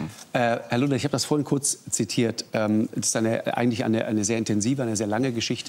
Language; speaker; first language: German; native; German